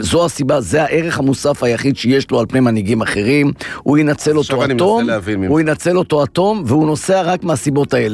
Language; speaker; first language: Hebrew; native; Hebrew